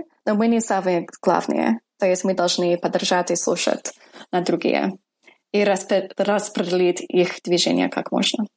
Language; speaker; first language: Russian; non-native, fluent; English